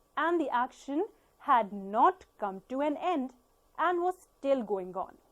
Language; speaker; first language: English; non-native, local second language; Punjabi